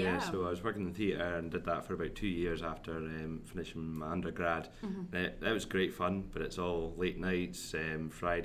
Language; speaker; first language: English; native; English